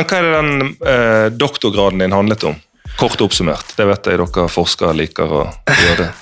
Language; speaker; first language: Norwegian; native; Norwegian